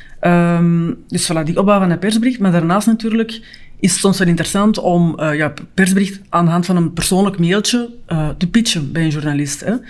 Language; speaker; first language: Dutch; native; Dutch